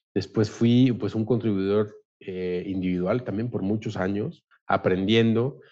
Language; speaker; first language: Spanish; native; Spanish